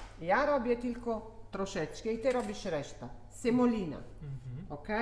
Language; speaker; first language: Polish; non-native, learner; Italian